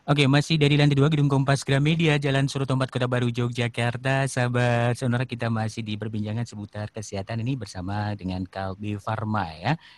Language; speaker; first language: Indonesian; native; Indonesian